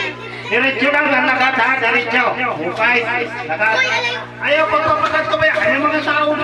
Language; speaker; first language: Filipino; non-native, local second language; Bikol